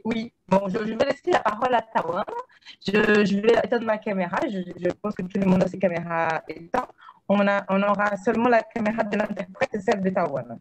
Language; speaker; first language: French; non-native, fluent; Portuguese